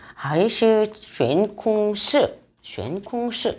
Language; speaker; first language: Chinese; non-native, learner; Korean